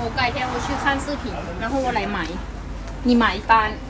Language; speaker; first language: Chinese; non-native, learner; Lao